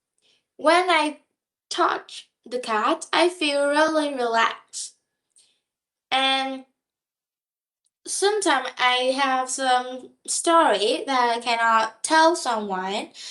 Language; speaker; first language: English; non-native, learner; Vietnamese